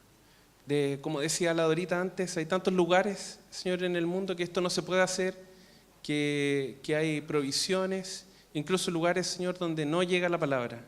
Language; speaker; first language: Spanish; native; Spanish